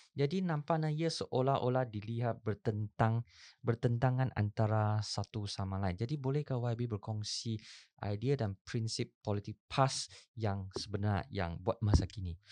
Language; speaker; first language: Malay; non-native, local second language; Chinese